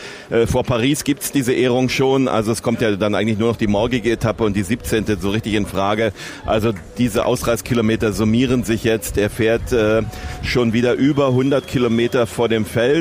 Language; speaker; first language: German; native; German